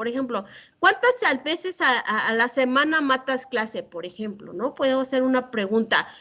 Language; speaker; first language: Spanish; native; Spanish